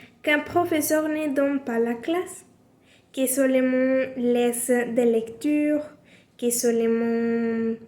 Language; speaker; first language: French; non-native, learner; Spanish